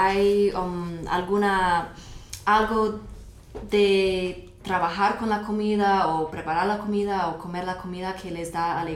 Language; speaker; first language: Spanish; non-native, fluent; English